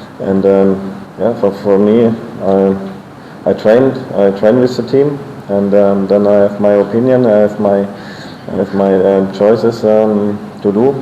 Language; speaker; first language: English; non-native, fluent; German